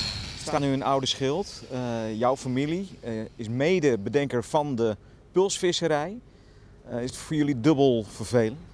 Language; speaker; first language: Dutch; native; Dutch